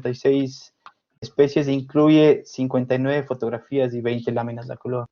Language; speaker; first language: Spanish; native; Spanish